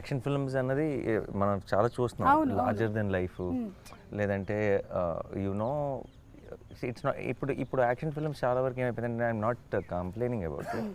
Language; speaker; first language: Telugu; native; Telugu